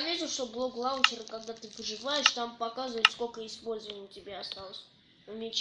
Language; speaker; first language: Russian; native; Russian